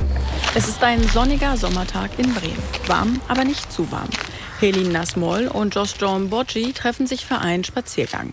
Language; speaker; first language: German; native; German